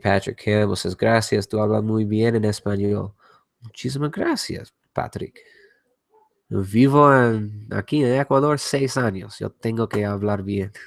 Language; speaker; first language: Spanish; non-native, learner; English